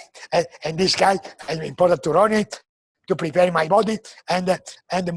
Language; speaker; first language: English; non-native, learner; Italian